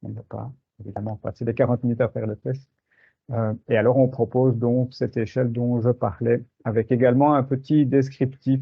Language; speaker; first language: French; native; French